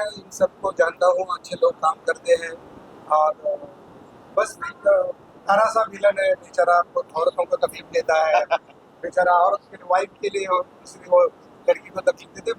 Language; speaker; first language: Hindi; non-native, local second language; Marathi